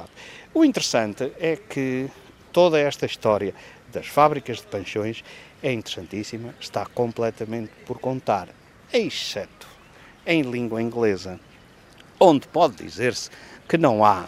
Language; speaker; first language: Portuguese; native; Portuguese